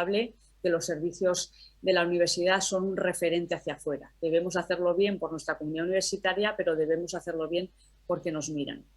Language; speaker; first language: Spanish; native; Spanish